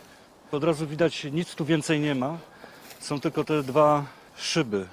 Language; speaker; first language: Polish; native; Polish